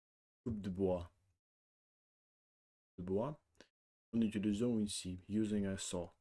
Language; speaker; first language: French; non-native, learner; Russian